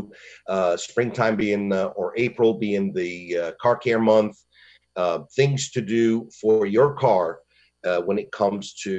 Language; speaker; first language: English; native; English